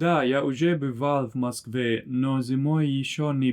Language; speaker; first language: Russian; non-native, learner; English